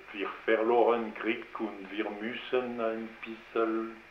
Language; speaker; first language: German; non-native, fluent; French